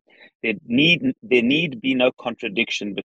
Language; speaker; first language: English; native; English